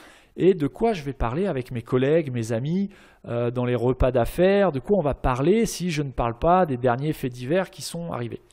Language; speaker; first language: French; native; French